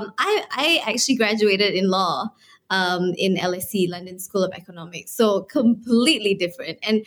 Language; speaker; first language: English; non-native, local second language; Malay